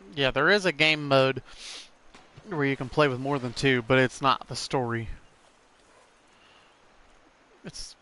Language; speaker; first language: English; native; English